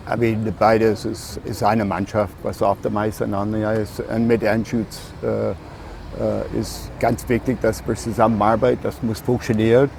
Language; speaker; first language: German; non-native, fluent; English